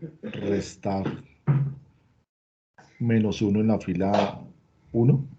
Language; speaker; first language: Spanish; native; Spanish